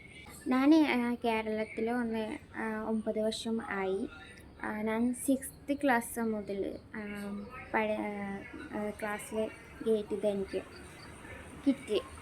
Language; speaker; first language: Malayalam; non-native, local second language; Bangla